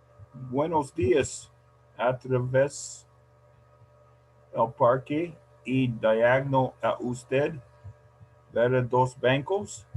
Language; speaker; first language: Spanish; non-native, learner; English